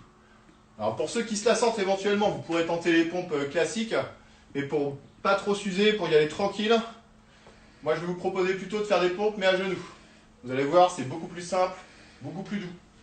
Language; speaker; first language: French; native; French